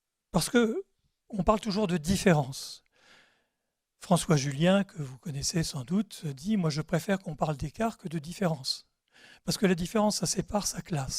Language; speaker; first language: French; native; French